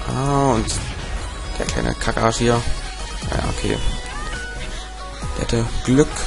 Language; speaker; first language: German; native; German